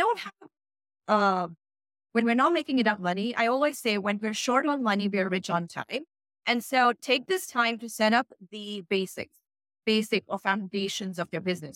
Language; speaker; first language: English; non-native, local second language; Urdu